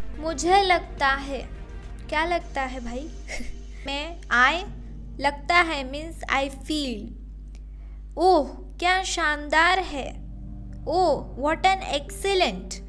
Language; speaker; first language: Hindi; native; Hindi